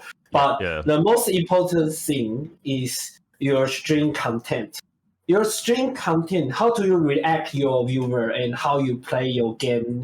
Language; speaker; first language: English; non-native, learner; Chinese